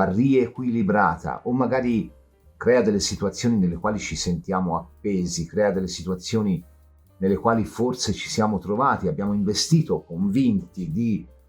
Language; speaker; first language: Italian; native; Italian